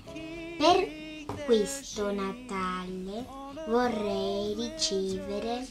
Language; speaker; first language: Italian; early bilingual, other home language; Portuguese